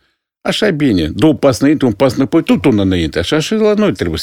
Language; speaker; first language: Romanian; non-native, local second language; Russian